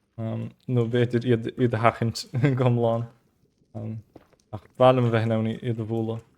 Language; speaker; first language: Irish; native; Irish